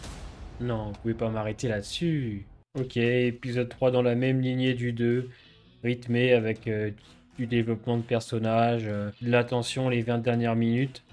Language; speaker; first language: French; native; French